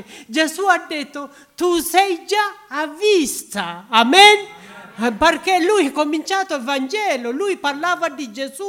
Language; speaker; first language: Italian; non-native, learner; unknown